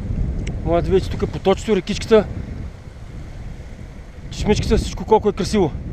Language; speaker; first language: Bulgarian; native; Bulgarian